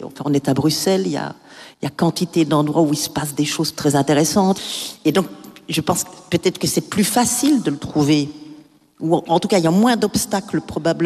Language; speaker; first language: French; native; French